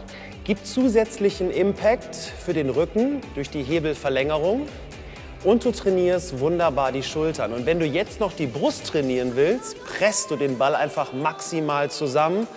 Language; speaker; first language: German; native; German